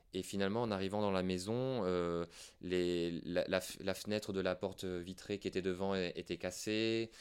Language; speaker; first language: French; native; French